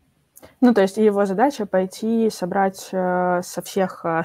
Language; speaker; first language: Russian; native; Russian